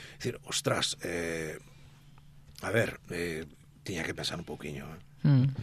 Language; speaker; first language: Galician; native; Galician